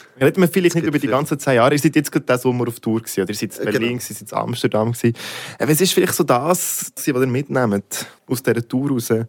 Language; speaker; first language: German; native; German